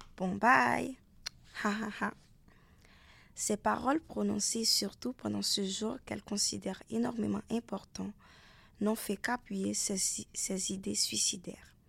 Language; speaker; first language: French; non-native, local second language; Haitian Creole